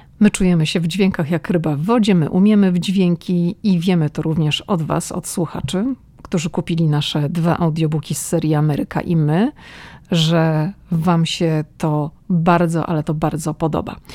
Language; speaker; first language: Polish; native; Polish